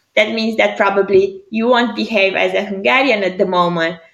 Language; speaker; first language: English; non-native, fluent; Greek